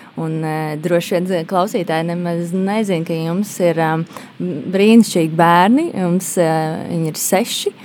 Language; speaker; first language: Latvian; native; Latvian